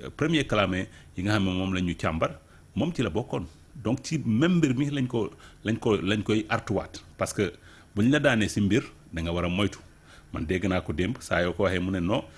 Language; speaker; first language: Wolof; non-native, local second language; Serer